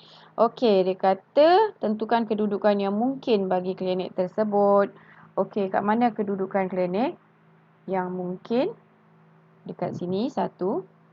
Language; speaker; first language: Malay; native; Malay